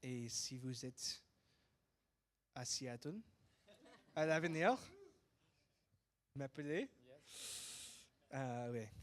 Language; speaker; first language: French; non-native, fluent; English